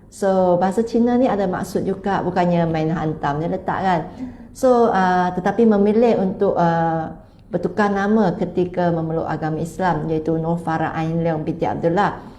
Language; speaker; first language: Malay; non-native, local second language; Chinese